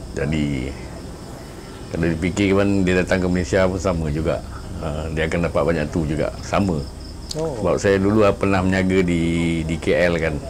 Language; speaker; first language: Malay; native; Malay